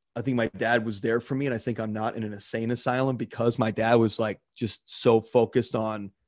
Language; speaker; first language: English; native; English